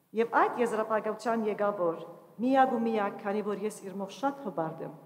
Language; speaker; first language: Armenian; early bilingual, heritage; Armenian